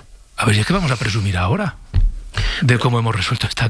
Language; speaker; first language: Spanish; native; Spanish